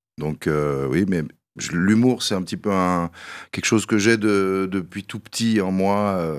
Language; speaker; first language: French; early bilingual, other home language; Kabyle